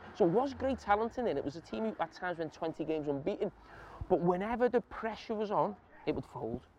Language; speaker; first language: English; native; English